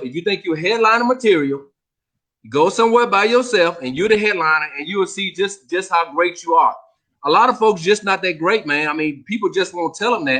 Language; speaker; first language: English; native; English